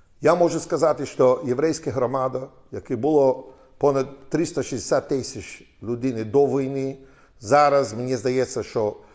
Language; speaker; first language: Ukrainian; non-native, fluent; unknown